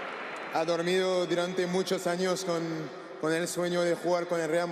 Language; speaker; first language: Spanish; non-native, learner; French